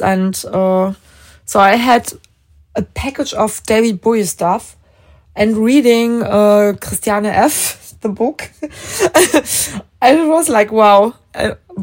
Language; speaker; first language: English; non-native, fluent; German